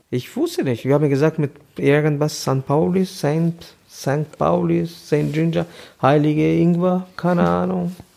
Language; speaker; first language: German; non-native, fluent; Albanian